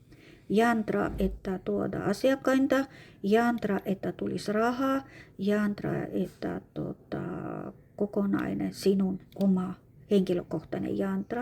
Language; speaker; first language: Finnish; non-native, fluent; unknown